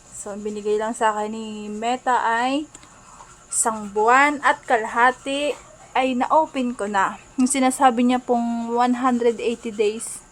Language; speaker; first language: Filipino; native; Filipino